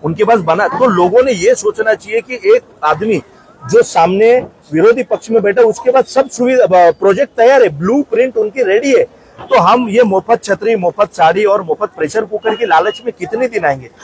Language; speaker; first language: Hindi; non-native, local second language; Marathi